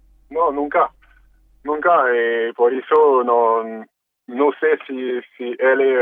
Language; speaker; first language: Portuguese; early bilingual, heritage; French